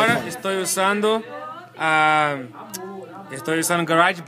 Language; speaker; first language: Spanish; non-native, learner; Portuguese